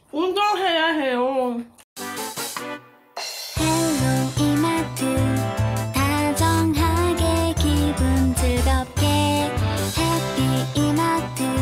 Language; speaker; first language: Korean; non-native, learner; Cantonese